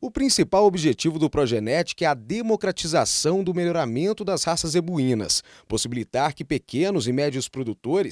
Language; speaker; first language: Portuguese; native; Portuguese